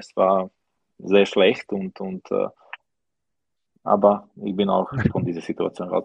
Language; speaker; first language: German; non-native, learner; Slovak